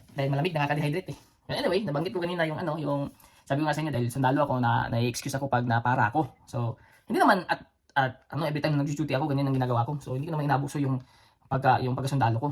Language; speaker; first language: Filipino; non-native, local second language; Cebuano